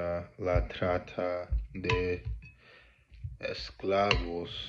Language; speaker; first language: Spanish; non-native, learner; English